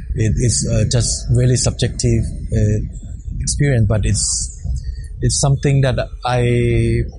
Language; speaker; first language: English; non-native, fluent; Thai